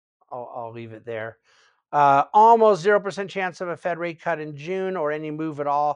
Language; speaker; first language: English; native; English